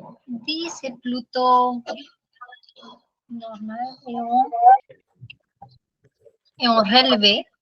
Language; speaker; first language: French; non-native, fluent; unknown